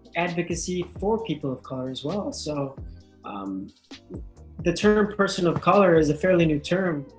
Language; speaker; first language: English; native; English